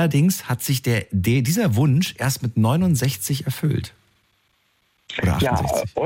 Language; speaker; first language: German; native; German